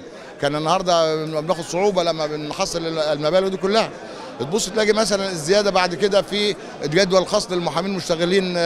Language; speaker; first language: Arabic; native; Arabic